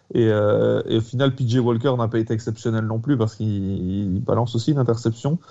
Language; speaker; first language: French; native; French